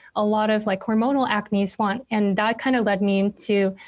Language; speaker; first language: English; non-native, fluent; Korean